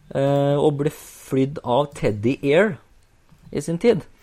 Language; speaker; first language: Norwegian; native; Norwegian